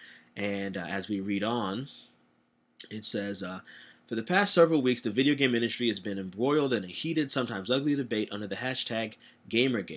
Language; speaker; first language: English; native; English